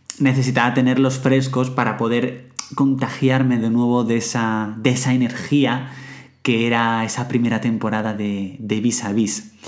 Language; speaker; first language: Spanish; native; Spanish